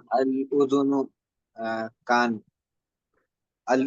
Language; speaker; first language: Arabic; non-native, learner; Urdu